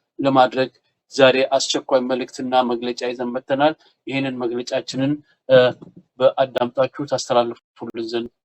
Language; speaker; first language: Amharic; native; Amharic